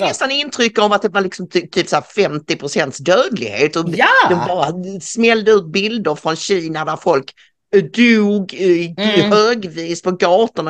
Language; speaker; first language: Swedish; native; Swedish